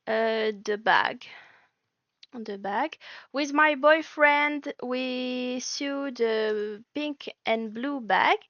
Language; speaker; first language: English; non-native, learner; French